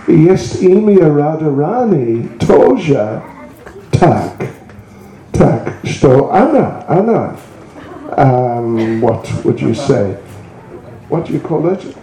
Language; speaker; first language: Russian; non-native, learner; English